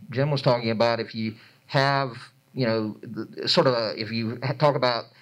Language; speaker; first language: English; native; English